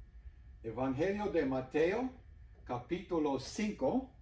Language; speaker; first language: Spanish; non-native, fluent; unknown